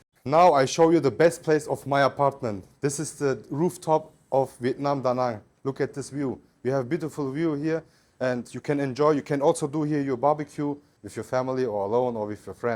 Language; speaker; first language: English; non-native, learner; Turkish